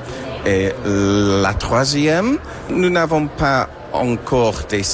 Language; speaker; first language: French; non-native, fluent; English